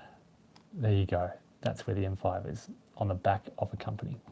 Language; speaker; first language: English; native; English